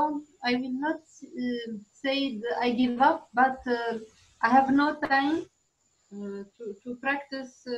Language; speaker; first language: English; non-native, learner; Arabic